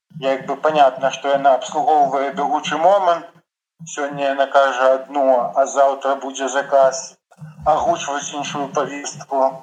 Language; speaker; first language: Belarusian; non-native, local second language; Russian